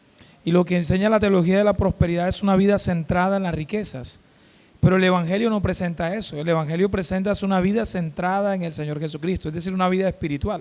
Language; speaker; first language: Spanish; native; Spanish